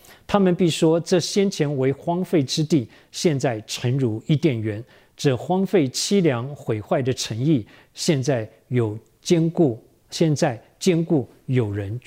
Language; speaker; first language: Chinese; native; Chinese